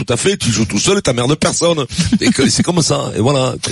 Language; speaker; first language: French; native; French